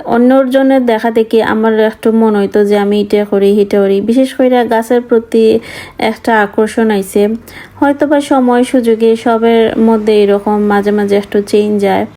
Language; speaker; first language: Bangla; non-native, local second language; Sylheti